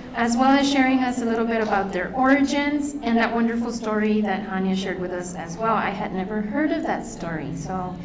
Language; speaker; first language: English; native; English